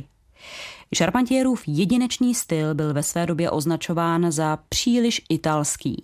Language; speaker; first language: Czech; native; Czech